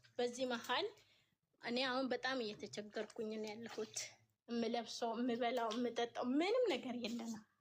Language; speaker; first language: Amharic; native; Amharic